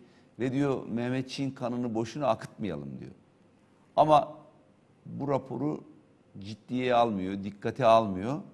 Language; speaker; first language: Turkish; native; Turkish